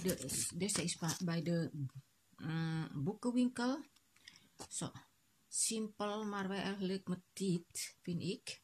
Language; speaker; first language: Dutch; non-native, local second language; Indonesian